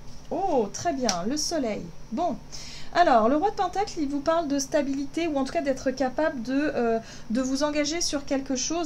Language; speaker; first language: French; native; French